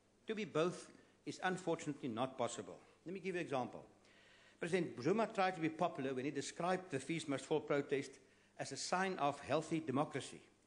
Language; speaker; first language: English; non-native, local second language; Afrikaans